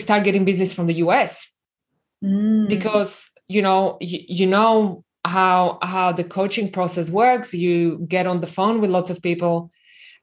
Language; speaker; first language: English; non-native, fluent; Slovak